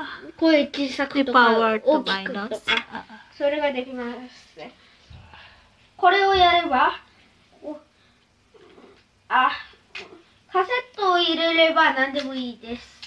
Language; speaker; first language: Japanese; early bilingual, other home language; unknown